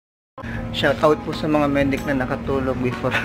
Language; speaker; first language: Filipino; native; Filipino